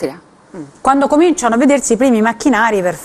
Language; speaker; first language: Italian; native; Italian